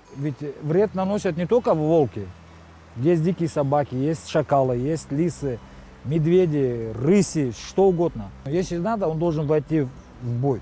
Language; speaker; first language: Russian; non-native, local second language; Karachay-Balkar